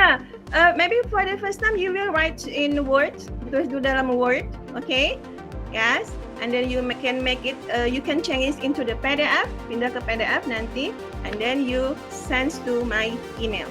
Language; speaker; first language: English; non-native, fluent; Indonesian